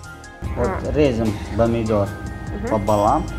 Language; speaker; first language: Russian; non-native, learner; Arabic